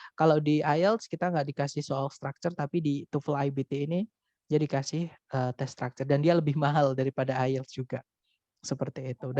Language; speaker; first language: Indonesian; non-native, local second language; Javanese